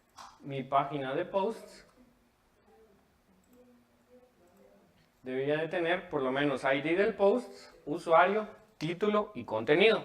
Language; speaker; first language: Spanish; native; Spanish